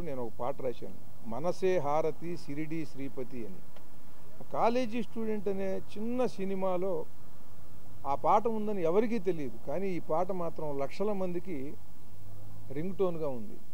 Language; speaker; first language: Telugu; native; Telugu